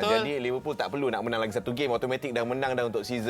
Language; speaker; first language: Malay; native; Malay